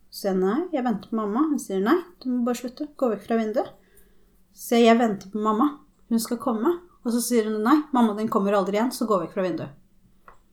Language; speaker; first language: Norwegian; early bilingual, other home language; Spanish